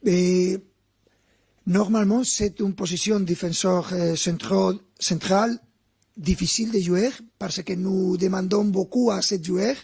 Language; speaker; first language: French; non-native, fluent; Spanish